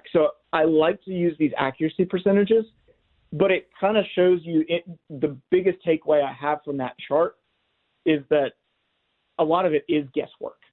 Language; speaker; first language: English; native; English